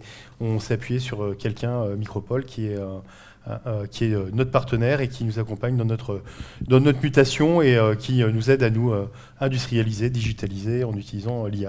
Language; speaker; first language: French; native; French